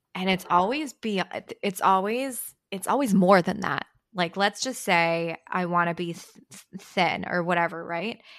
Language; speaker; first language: English; early bilingual, other home language; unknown